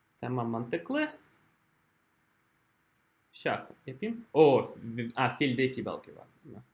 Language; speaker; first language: Turkish; non-native, fluent; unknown